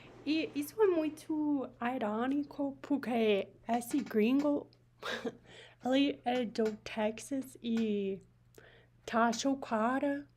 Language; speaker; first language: Portuguese; non-native, learner; English